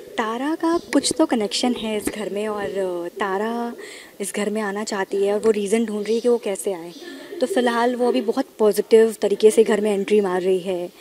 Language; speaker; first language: Hindi; native; Hindi